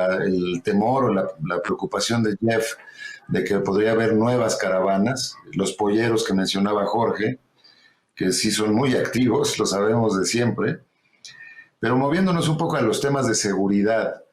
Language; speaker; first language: Spanish; native; Spanish